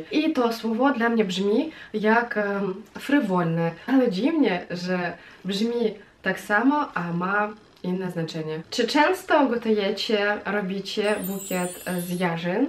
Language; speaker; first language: Polish; non-native, fluent; Russian